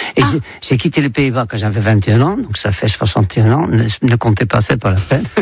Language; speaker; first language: French; non-native, fluent; Dutch